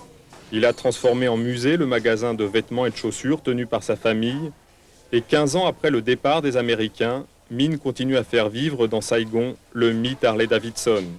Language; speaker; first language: French; native; French